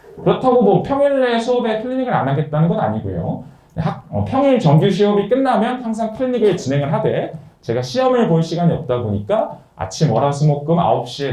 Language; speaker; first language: Korean; native; Korean